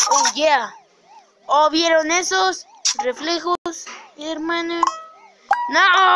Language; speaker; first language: Spanish; native; Spanish